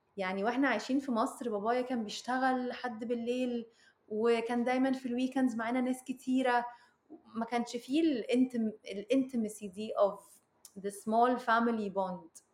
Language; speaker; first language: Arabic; early bilingual, heritage; Arabic